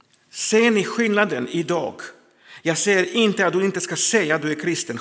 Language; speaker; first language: Swedish; non-native, fluent; Croatian